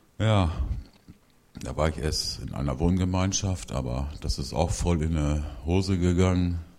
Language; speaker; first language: German; early bilingual, other home language; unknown